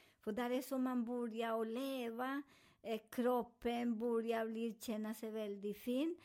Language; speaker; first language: Swedish; non-native, learner; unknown